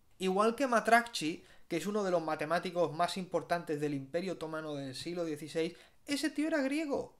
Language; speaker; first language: Spanish; native; Spanish